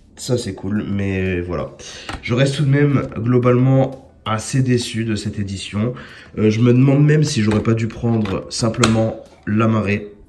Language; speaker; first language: French; native; French